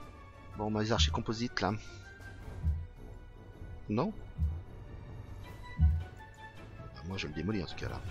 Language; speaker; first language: French; native; French